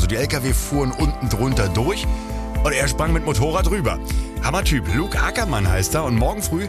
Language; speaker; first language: German; native; German